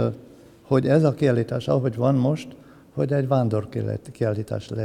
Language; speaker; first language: Hungarian; non-native, learner; German